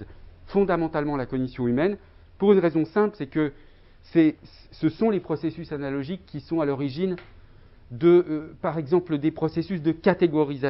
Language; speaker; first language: French; native; French